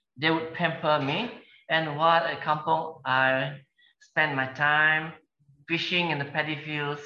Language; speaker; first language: English; non-native, local second language; Malay